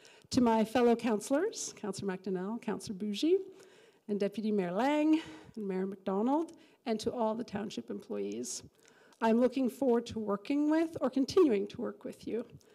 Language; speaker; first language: English; native; English